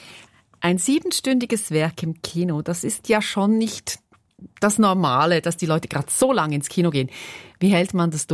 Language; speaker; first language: German; native; German